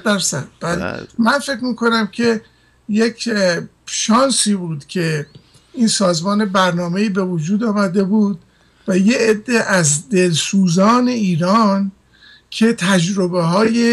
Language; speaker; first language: Persian; native; Persian